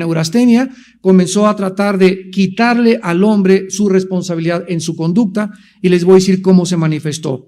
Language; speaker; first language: Spanish; native; Spanish